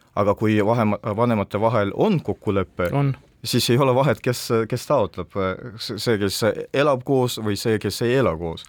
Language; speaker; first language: Estonian; non-native, local second language; Russian